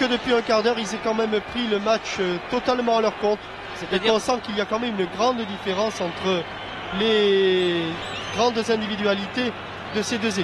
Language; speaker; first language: French; native; French